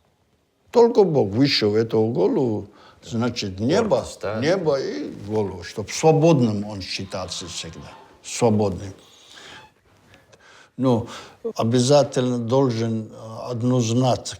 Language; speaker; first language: Russian; non-native, local second language; Chechen